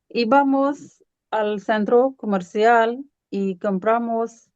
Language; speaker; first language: Spanish; non-native, learner; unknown